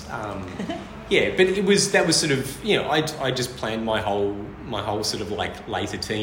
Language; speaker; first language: English; native; English